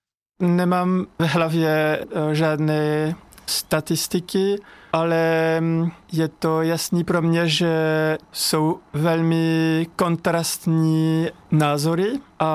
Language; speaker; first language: Czech; non-native, learner; French